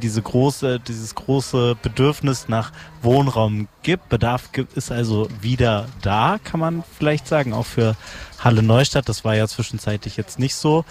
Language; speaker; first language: German; native; German